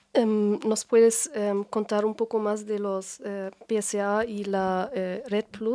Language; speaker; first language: Spanish; non-native, learner; German